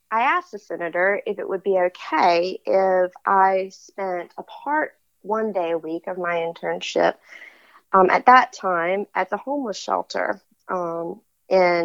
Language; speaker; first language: English; native; English